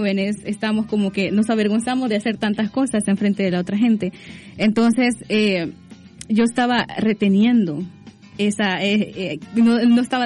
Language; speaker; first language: Spanish; native; Spanish